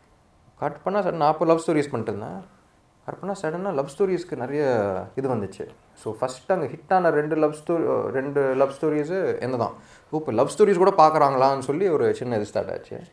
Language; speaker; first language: Tamil; non-native, local second language; Telugu